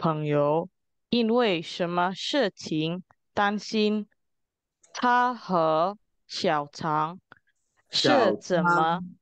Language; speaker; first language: Chinese; non-native, learner; Indonesian